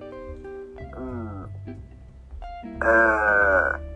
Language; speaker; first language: Japanese; non-native, learner; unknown